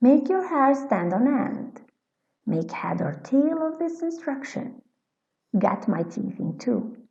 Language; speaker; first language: English; non-native, fluent; Albanian